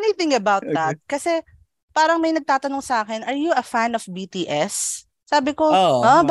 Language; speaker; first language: English; non-native, local second language; Filipino